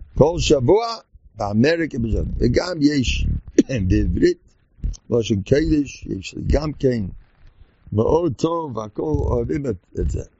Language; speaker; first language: Hebrew; non-native, learner; English